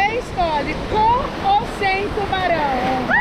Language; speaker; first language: Portuguese; native; Portuguese